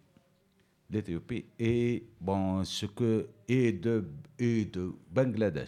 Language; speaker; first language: French; non-native, learner; Berber languages